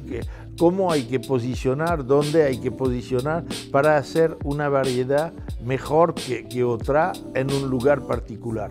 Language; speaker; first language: Spanish; non-native, fluent; French